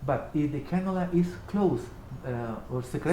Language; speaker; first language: English; non-native, learner; Spanish